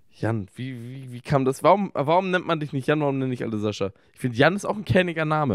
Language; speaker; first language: German; native; German